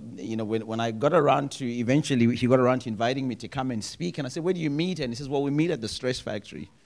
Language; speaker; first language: English; non-native, local second language; Shona